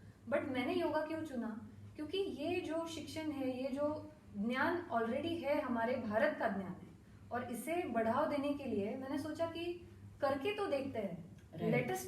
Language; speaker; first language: Hindi; non-native, local second language; Marathi